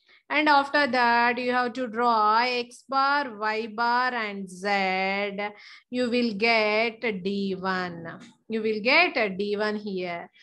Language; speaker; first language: English; non-native, local second language; Telugu